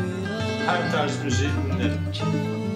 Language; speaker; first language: Turkish; native; Turkish